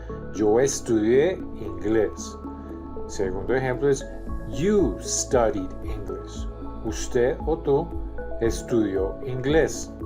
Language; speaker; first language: Spanish; non-native, fluent; English